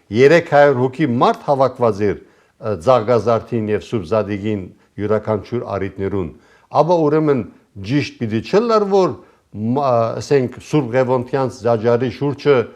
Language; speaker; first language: Armenian; native; Armenian